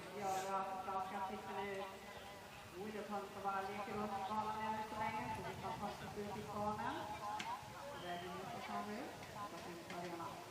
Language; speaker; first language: Swedish; native; Swedish